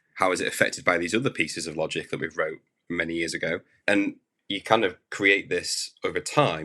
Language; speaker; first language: English; native; English